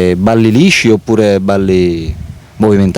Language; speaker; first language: Italian; native; Italian